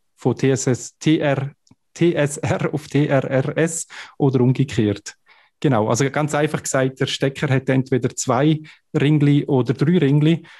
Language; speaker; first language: German; native; German